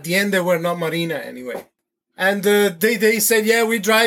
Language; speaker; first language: English; non-native, fluent; Italian